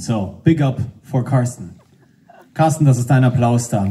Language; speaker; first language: German; native; German